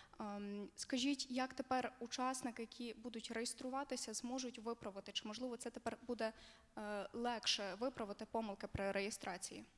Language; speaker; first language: Ukrainian; native; Ukrainian